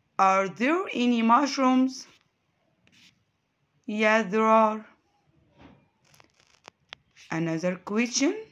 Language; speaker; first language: English; non-native, fluent; Arabic